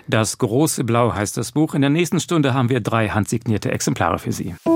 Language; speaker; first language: German; native; German